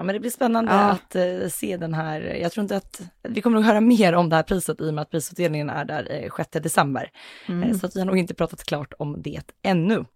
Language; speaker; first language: Swedish; native; Swedish